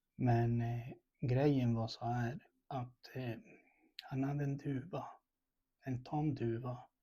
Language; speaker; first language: Swedish; early bilingual, other home language; Spanish